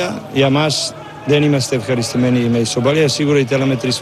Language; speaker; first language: Greek; non-native, learner; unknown